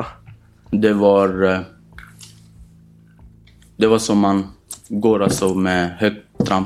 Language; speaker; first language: Swedish; non-native, fluent; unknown